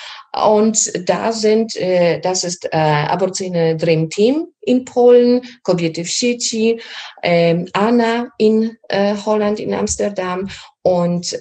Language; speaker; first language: German; non-native, fluent; Polish